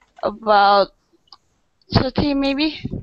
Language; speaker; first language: English; non-native, learner; Indonesian